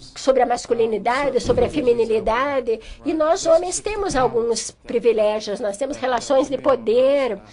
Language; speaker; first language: Portuguese; non-native, fluent; English